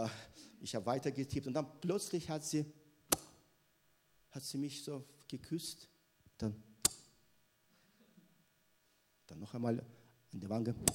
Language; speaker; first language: German; non-native, fluent; Russian